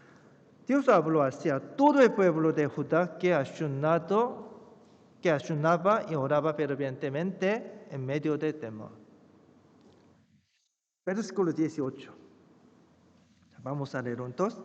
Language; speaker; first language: Spanish; non-native, fluent; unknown